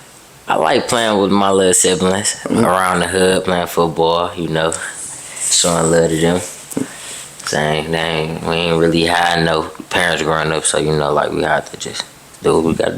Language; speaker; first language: English; native; English